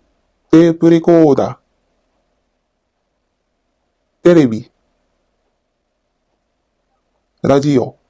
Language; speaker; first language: Japanese; non-native, learner; Filipino